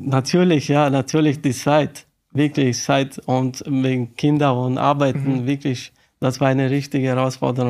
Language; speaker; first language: German; non-native, learner; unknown